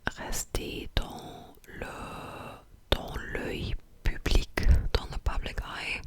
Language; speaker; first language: French; non-native, fluent; English